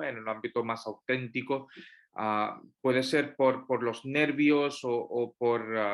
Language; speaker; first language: Spanish; non-native, fluent; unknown